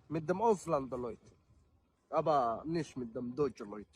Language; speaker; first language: German; non-native, learner; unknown